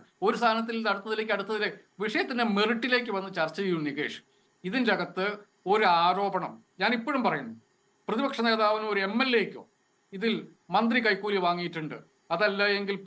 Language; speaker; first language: Malayalam; native; Malayalam